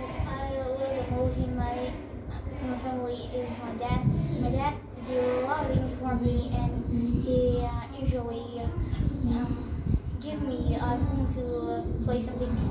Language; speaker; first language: English; non-native, learner; Vietnamese